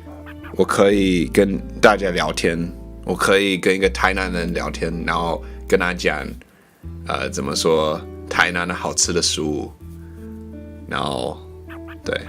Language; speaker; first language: Chinese; non-native, learner; English